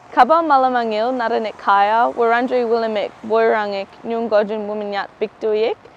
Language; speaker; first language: English; native; English